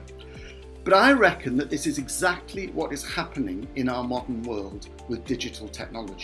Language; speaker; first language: English; native; English